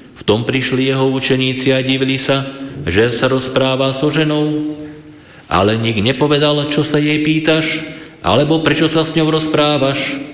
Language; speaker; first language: Slovak; native; Slovak